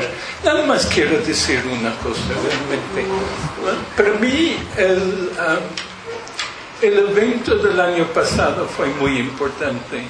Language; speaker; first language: Spanish; non-native, fluent; English